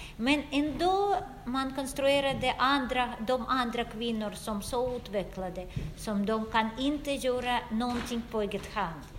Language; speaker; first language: Swedish; non-native, fluent; Russian